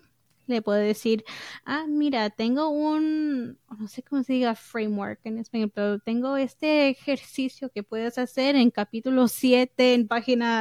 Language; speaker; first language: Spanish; early bilingual, heritage; English